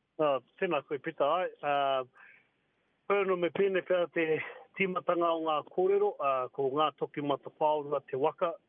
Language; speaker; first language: Māori; native; Māori